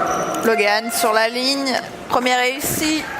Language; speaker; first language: French; native; French